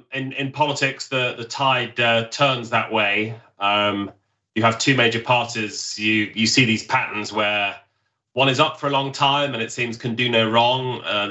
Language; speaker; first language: English; native; English